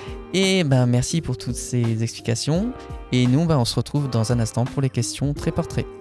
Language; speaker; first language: French; native; French